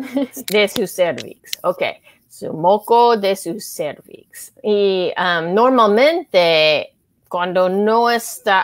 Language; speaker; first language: Spanish; non-native, learner; English